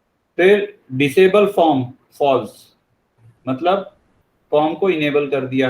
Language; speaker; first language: Hindi; native; Hindi